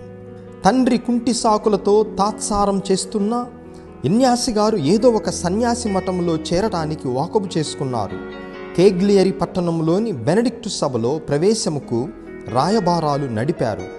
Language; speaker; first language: Telugu; native; Telugu